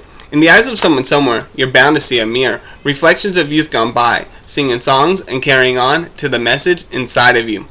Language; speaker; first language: English; native; English